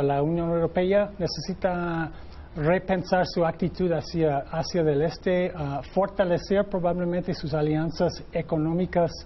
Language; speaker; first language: Spanish; non-native, fluent; English